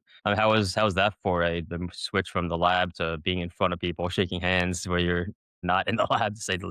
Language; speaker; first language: English; native; English